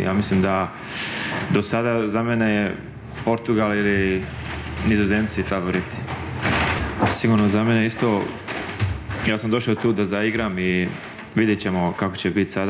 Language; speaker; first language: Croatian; early bilingual, heritage; Croatian